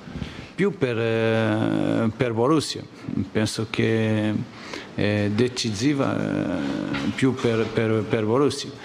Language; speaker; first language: Italian; non-native, learner; Portuguese